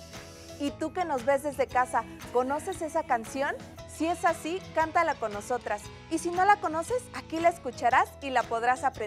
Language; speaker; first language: Spanish; native; Spanish